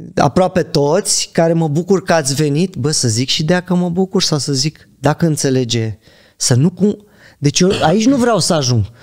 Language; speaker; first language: Romanian; native; Romanian